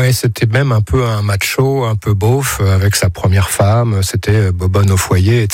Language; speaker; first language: French; native; French